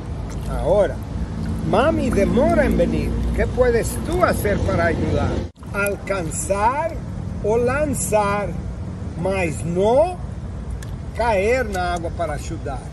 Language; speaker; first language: Spanish; non-native, fluent; English